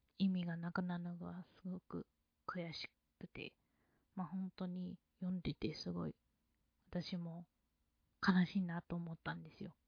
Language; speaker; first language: Japanese; non-native, fluent; Chinese